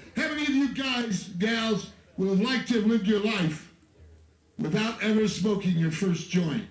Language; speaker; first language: English; native; English